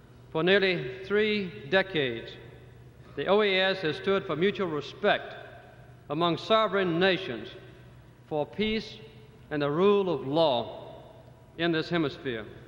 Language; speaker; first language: English; native; English